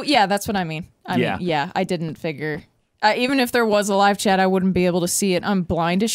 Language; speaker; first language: English; native; English